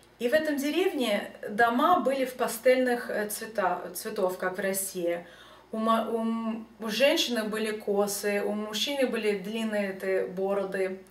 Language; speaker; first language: Russian; early bilingual, heritage; Russian